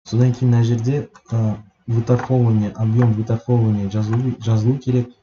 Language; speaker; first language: Russian; non-native, local second language; Kazakh